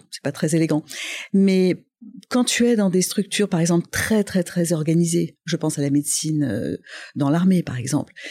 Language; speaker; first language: French; non-native, local second language; Arabic